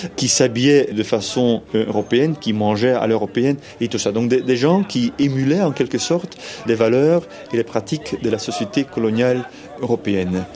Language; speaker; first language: French; non-native, fluent; Dutch